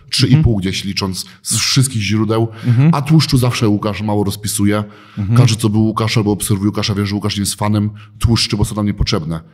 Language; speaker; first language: Polish; early bilingual, heritage; Polish